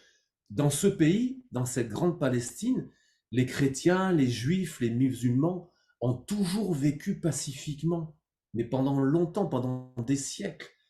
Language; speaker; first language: French; native; French